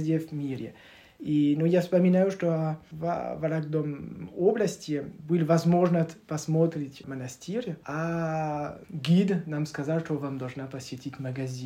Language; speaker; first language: Russian; non-native, learner; French